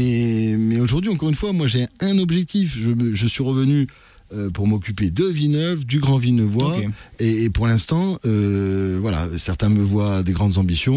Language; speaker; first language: French; native; French